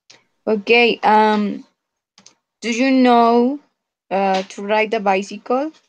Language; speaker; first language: English; non-native, fluent; Spanish